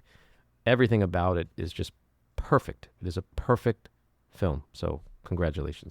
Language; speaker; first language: English; native; English